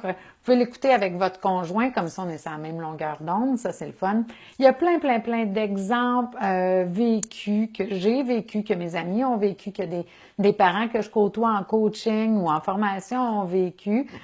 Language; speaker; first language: French; native; French